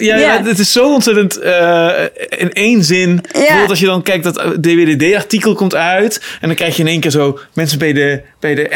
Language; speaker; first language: Dutch; native; Dutch